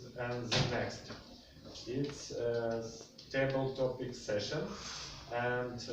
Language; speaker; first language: English; non-native, learner; Russian